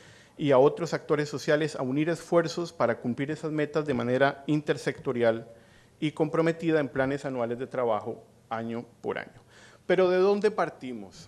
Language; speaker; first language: Spanish; native; Spanish